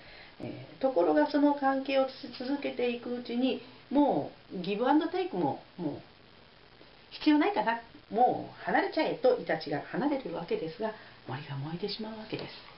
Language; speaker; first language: Japanese; native; Japanese